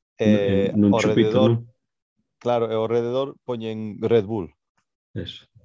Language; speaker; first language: Galician; non-native, local second language; Spanish